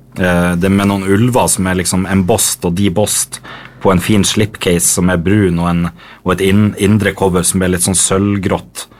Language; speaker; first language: Norwegian; native; Norwegian